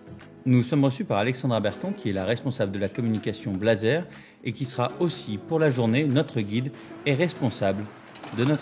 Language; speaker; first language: French; native; French